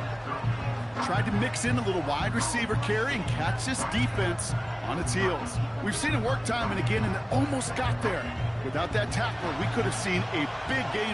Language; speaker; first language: English; native; English